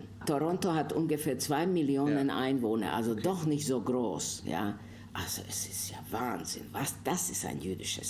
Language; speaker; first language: German; non-native, fluent; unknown